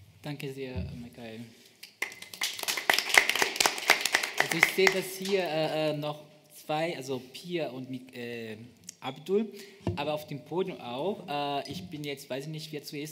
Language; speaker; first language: German; non-native, fluent; Portuguese